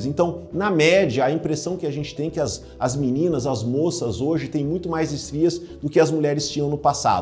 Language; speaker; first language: Portuguese; native; Portuguese